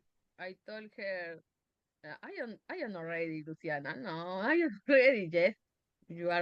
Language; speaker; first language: English; non-native, learner; Spanish